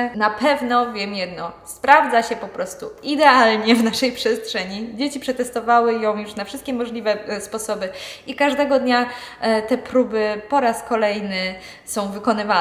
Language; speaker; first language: Polish; native; Polish